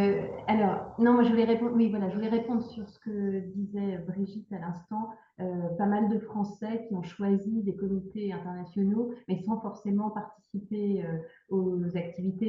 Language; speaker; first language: French; native; French